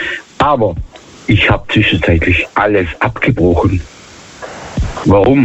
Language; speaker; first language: German; native; German